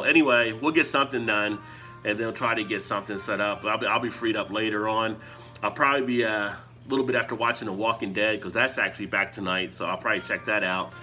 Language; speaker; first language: English; native; English